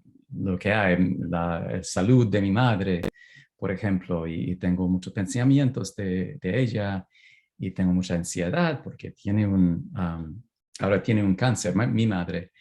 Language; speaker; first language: Spanish; non-native, fluent; English